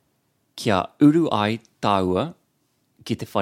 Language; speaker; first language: Māori; non-native, learner; English